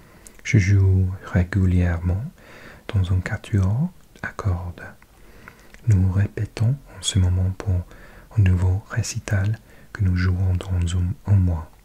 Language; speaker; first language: French; non-native, learner; English